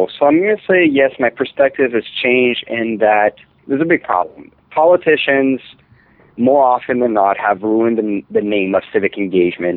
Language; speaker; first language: English; non-native, fluent; French